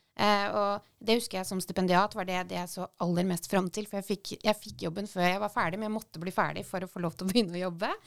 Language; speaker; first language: Norwegian; native; Norwegian